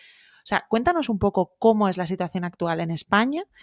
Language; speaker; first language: Spanish; native; Spanish